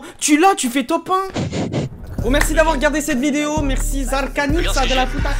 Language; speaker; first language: French; native; French